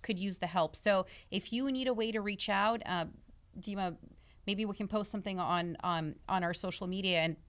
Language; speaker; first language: English; early bilingual, other home language; Russian